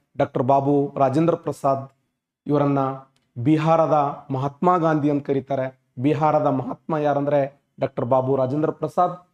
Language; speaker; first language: Kannada; native; Kannada